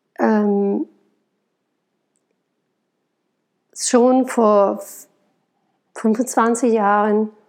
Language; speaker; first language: German; non-native, fluent; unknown